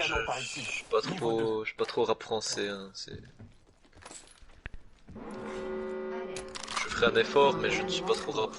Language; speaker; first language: French; native; French